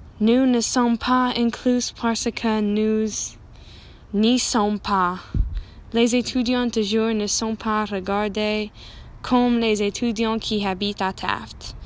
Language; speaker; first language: French; non-native, learner; English